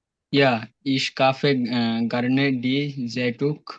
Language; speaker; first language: German; non-native, learner; Bangla